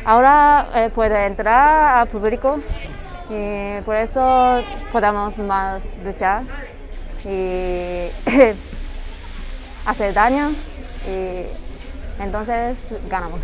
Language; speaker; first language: Spanish; non-native, learner; Japanese